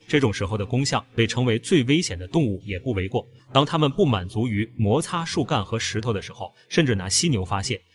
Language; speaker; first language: Chinese; native; Chinese